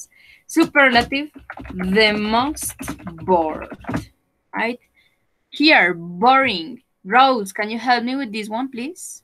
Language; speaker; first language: English; non-native, fluent; Spanish